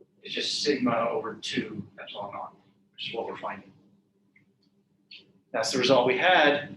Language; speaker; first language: English; native; English